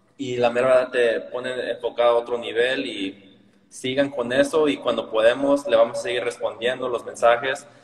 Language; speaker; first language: Spanish; early bilingual, heritage; Spanish